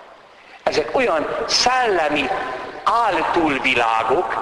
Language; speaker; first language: Hungarian; native; Hungarian